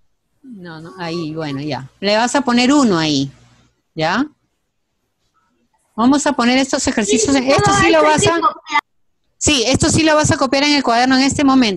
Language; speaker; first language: Spanish; native; Spanish